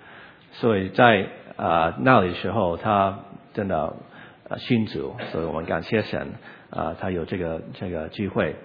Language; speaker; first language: Chinese; non-native, learner; English